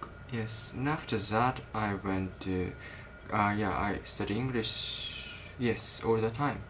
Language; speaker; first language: English; non-native, learner; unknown